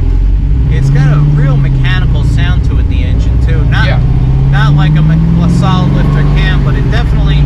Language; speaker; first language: English; native; English